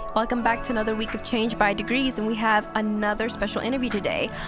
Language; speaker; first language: English; early bilingual, other home language; Spanish